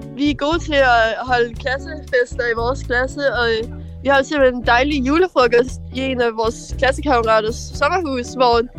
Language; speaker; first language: Danish; native; Danish